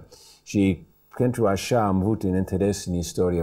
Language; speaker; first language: Romanian; early bilingual, heritage; English